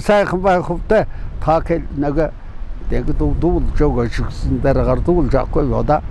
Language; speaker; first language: Mongolian; non-native, local second language; Kazakh